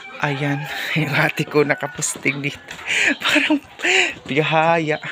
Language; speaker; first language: Filipino; non-native, local second language; Cebuano